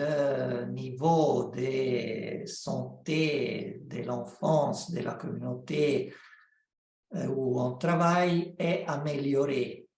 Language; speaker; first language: French; non-native, fluent; Italian